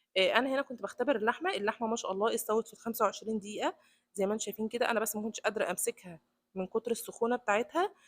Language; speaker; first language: Egyptian Arabic; native; Egyptian Arabic